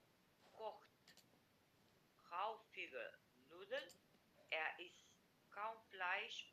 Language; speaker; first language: German; non-native, learner; Macedonian